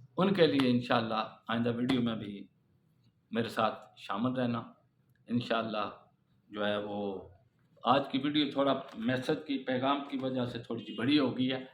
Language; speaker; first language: Urdu; non-native, local second language; Punjabi